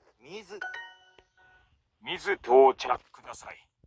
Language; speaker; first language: Japanese; non-native, learner; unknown